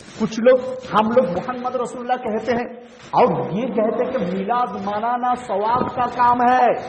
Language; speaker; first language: Urdu; non-native, local second language; Bangla